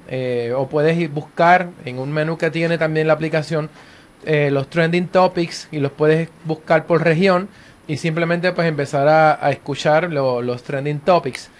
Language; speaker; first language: Spanish; native; Spanish